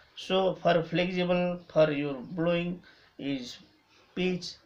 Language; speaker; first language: English; non-native, local second language; Nepali